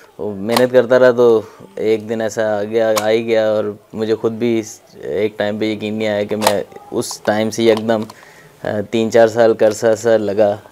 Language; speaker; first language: Urdu; non-native, local second language; Punjabi